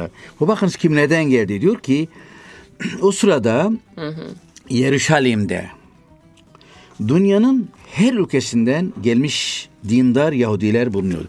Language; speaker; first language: Turkish; non-native, fluent; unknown